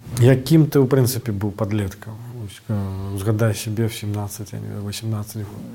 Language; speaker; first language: Belarusian; native; Belarusian